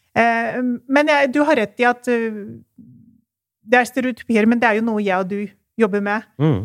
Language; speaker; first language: Norwegian; early bilingual, other home language; Urdu